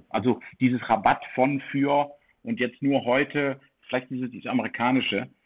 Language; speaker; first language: German; early bilingual, heritage; Dutch